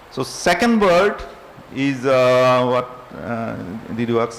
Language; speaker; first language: English; non-native, local second language; Assamese